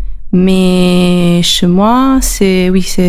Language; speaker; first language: French; non-native, learner; Italian